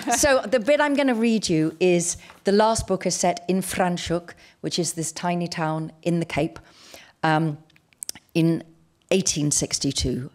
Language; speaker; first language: English; native; English